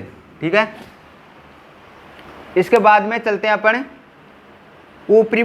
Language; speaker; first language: Hindi; native; Hindi